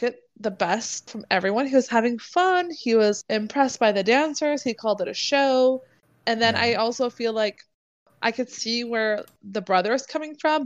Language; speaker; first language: English; native; English